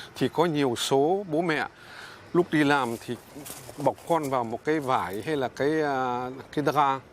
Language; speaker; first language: Vietnamese; early bilingual, heritage; Vietnamese